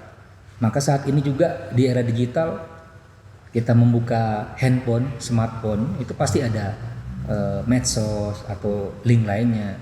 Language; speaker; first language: Indonesian; non-native, local second language; Banjar